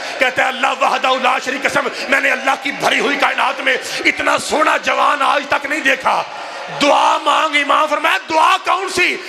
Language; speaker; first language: Urdu; non-native, local second language; Punjabi